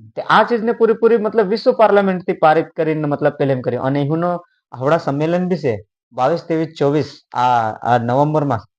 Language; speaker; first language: Gujarati; non-native, local second language; Bhili